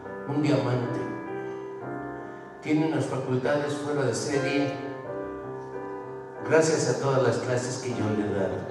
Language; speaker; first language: Spanish; native; Spanish